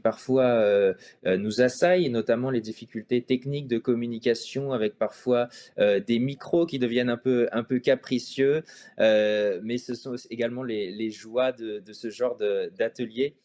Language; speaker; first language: French; native; French